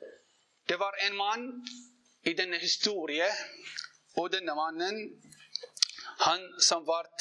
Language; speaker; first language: Norwegian; non-native, learner; Arabic